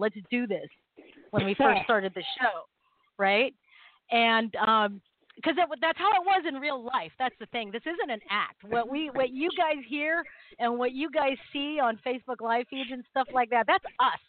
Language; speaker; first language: English; native; English